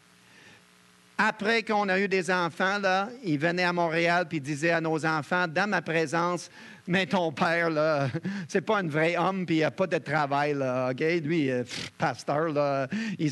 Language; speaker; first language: French; native; French